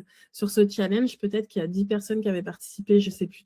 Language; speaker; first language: French; native; French